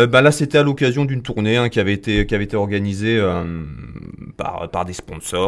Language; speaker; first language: French; native; French